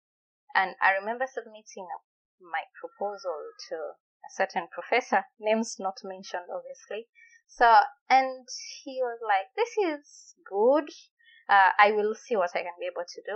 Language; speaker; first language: English; non-native, local second language; Gusii